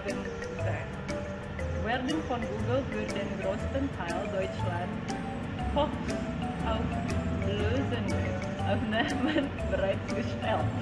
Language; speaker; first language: German; non-native, learner; Indonesian